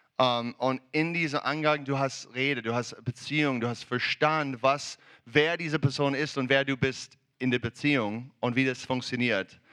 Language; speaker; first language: German; non-native, learner; English